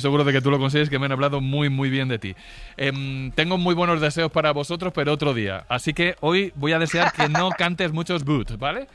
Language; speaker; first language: Spanish; native; Spanish